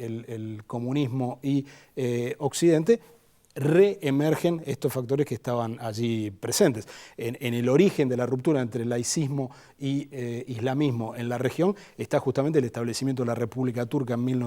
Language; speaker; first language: Spanish; native; Spanish